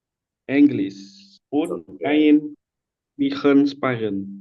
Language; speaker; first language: German; non-native, learner; Indonesian